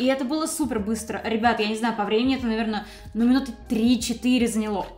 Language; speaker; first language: Russian; native; Russian